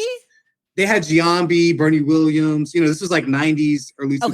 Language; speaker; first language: English; native; English